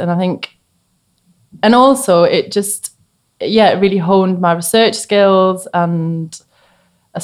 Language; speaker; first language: English; native; English